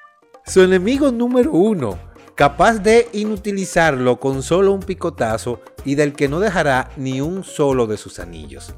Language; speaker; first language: Spanish; native; Spanish